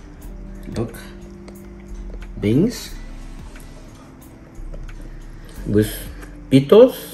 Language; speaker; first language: English; non-native, learner; Spanish